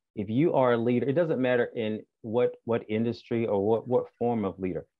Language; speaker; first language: English; native; English